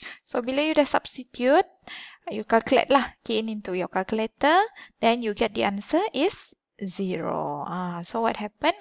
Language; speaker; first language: English; non-native, local second language; Malay